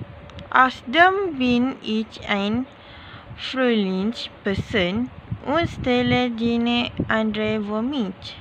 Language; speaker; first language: German; non-native, learner; Malay